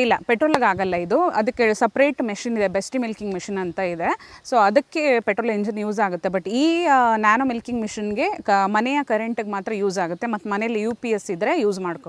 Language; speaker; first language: Kannada; native; Kannada